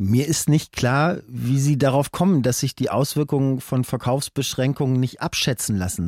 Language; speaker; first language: German; native; German